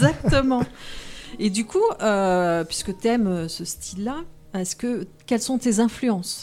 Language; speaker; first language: French; native; French